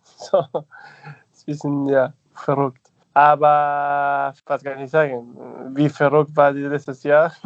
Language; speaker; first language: German; non-native, fluent; Spanish